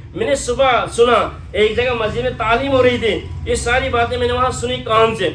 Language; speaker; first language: Urdu; non-native, local second language; Kashmiri